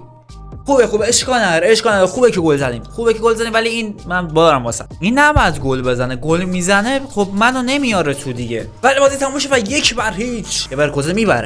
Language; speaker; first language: Persian; native; Persian